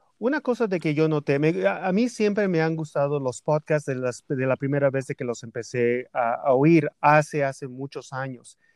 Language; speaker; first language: Spanish; early bilingual, other home language; English